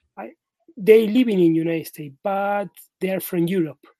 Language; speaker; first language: English; non-native, learner; Spanish